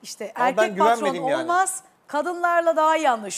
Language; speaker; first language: Turkish; native; Turkish